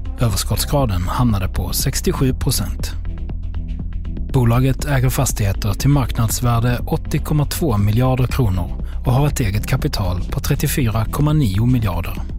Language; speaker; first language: Swedish; native; Swedish